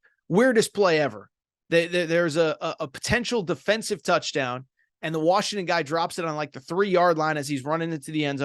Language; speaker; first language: English; native; English